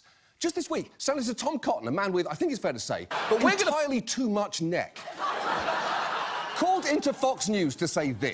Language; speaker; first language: English; native; English